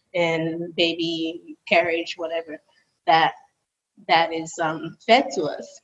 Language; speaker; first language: English; early bilingual, other home language; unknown